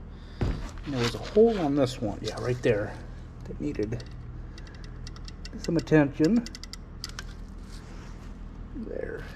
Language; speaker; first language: English; native; English